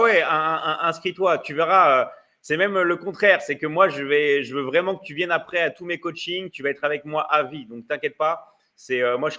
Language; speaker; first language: French; native; French